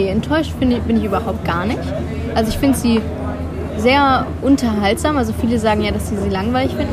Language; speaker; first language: German; native; German